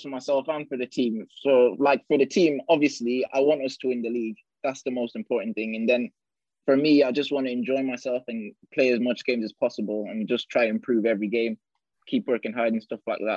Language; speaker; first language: English; native; English